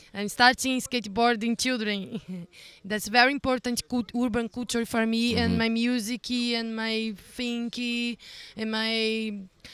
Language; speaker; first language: English; non-native, learner; Portuguese